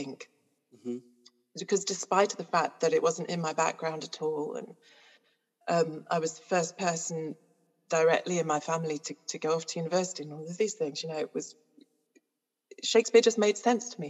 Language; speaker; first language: English; native; English